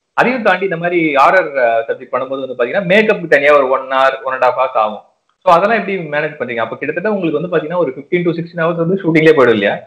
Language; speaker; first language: Tamil; native; Tamil